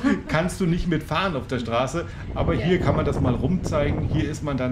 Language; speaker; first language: German; native; German